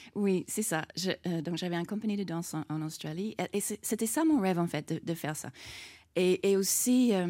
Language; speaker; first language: French; non-native, fluent; English